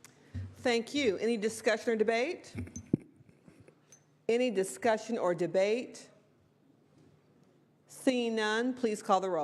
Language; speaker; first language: English; native; English